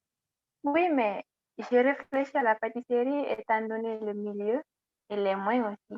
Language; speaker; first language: French; non-native, local second language; Fula